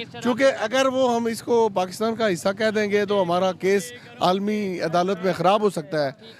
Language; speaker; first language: Urdu; non-native, local second language; Punjabi